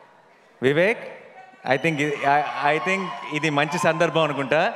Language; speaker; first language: Telugu; native; Telugu